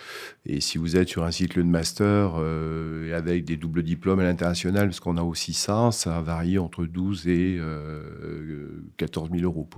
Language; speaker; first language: French; native; French